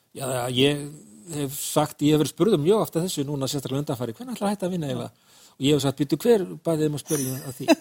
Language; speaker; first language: Icelandic; native; Icelandic